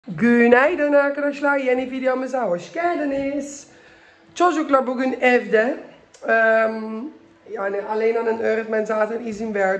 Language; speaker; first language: Turkish; early bilingual, heritage; Turkish